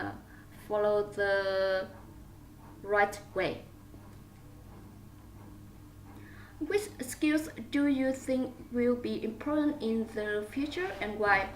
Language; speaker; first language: English; non-native, learner; Vietnamese